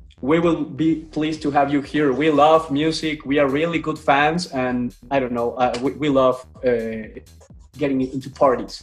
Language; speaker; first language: English; non-native, fluent; Spanish